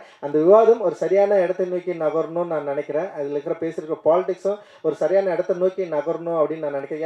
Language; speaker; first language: Tamil; native; Tamil